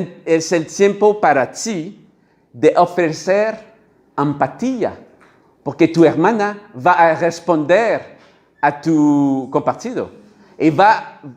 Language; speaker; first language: Spanish; non-native, learner; French